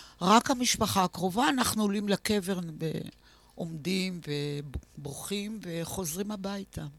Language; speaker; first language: Hebrew; native; Hebrew